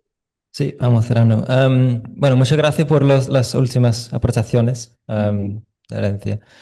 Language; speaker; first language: Spanish; non-native, fluent; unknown